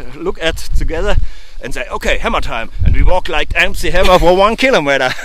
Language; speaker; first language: English; non-native, learner; German